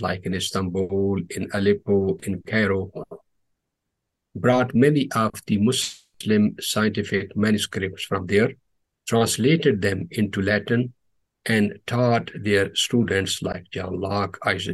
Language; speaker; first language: English; non-native, local second language; Urdu